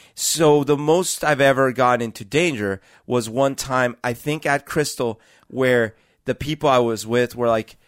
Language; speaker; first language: English; non-native, fluent; Spanish